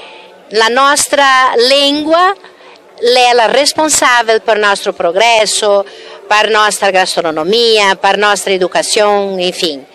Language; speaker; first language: Italian; early bilingual, heritage; Italian